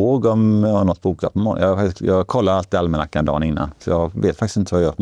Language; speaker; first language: Swedish; native; Swedish